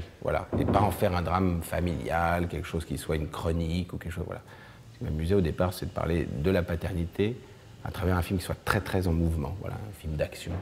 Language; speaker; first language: French; native; French